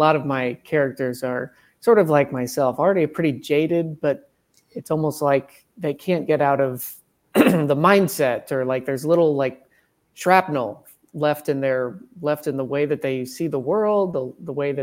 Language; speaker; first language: English; native; English